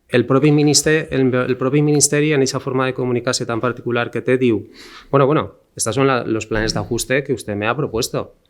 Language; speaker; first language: Spanish; non-native, local second language; Catalan